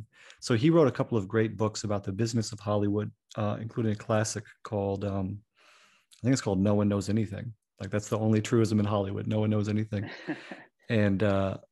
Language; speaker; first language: English; native; English